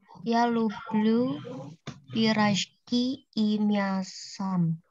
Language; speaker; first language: Russian; non-native, learner; Indonesian